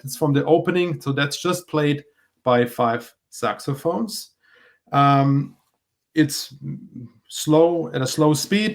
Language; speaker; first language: English; non-native, fluent; German